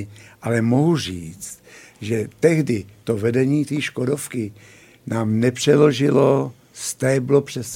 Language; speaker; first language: Czech; native; Czech